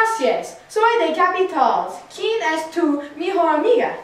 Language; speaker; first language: Spanish; non-native, learner; English